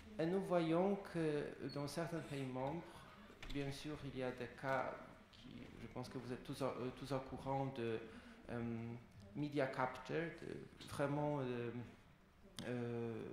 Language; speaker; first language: French; non-native, fluent; Polish